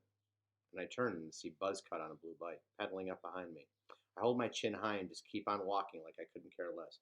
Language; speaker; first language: English; native; English